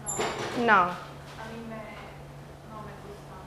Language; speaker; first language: Spanish; non-native, learner; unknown